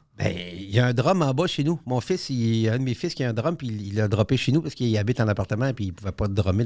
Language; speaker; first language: French; native; French